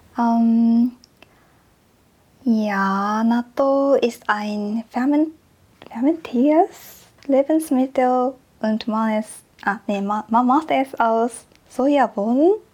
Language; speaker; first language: German; non-native, learner; Japanese